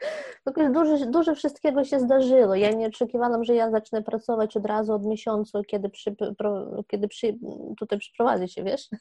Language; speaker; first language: Polish; non-native, fluent; Ukrainian